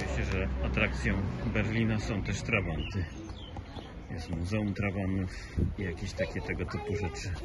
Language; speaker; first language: Polish; native; Polish